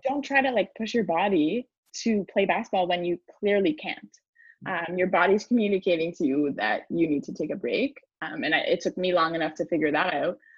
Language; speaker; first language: English; early bilingual, other home language; French